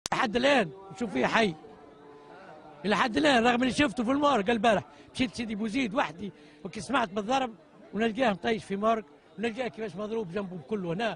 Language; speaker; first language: Arabic; native; Arabic